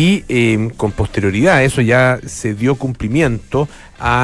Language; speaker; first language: Spanish; native; Spanish